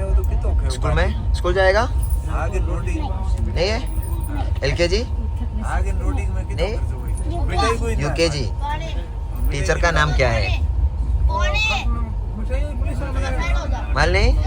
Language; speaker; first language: Hindi; non-native, local second language; Malayalam